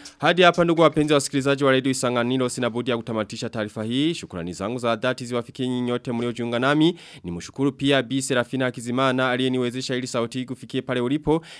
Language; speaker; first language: Swahili; non-native, local second language; Rundi